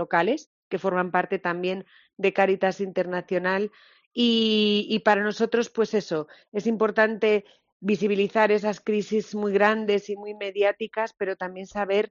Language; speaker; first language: Spanish; native; Spanish